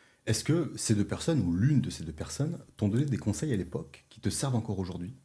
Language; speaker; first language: French; native; French